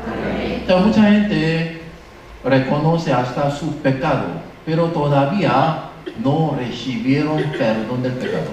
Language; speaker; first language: Spanish; non-native, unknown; Korean